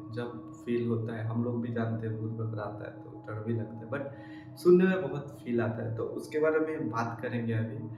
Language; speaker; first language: Hindi; non-native, local second language; Bangla